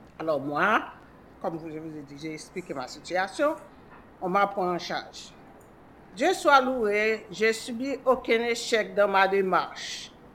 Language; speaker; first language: French; non-native, local second language; Haitian Creole